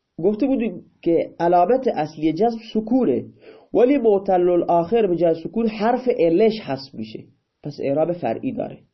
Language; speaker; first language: Persian; non-native, local second language; Baluchi